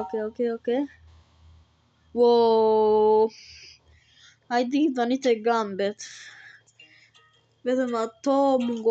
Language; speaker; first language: Albanian; early bilingual, heritage; Albanian